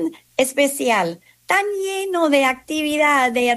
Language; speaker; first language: Spanish; non-native, fluent; English